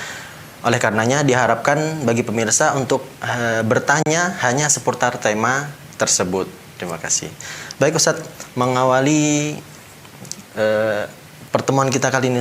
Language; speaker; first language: Indonesian; native; Indonesian